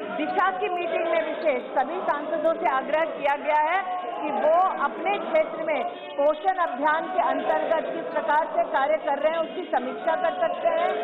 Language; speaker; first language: Hindi; native; Hindi